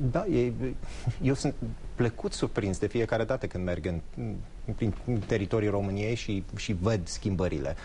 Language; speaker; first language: Romanian; early bilingual, heritage; English